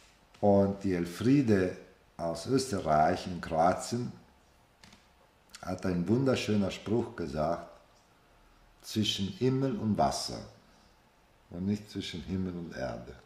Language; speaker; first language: German; non-native, fluent; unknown